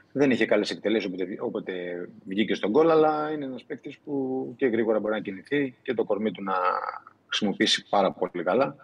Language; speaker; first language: Greek; native; Greek